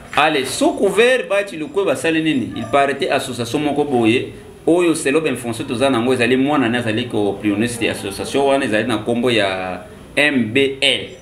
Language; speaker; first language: Lingala; non-native, local second language; Kongo